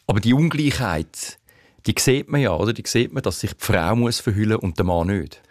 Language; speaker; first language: German; native; German